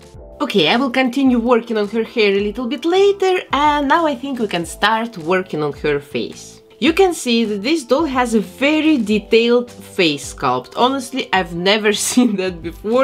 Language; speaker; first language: English; non-native, fluent; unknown